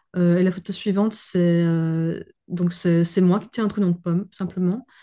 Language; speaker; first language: French; native; French